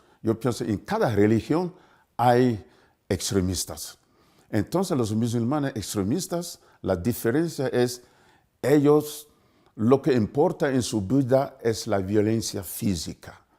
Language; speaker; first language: Spanish; non-native, fluent; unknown